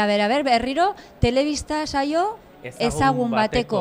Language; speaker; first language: Basque; native; Basque